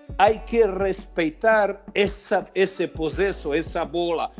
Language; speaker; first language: Spanish; non-native, fluent; Croatian